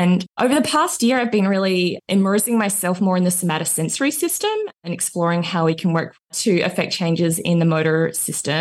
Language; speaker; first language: English; native; English